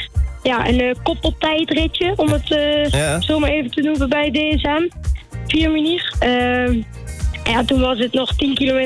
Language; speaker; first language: Dutch; native; Dutch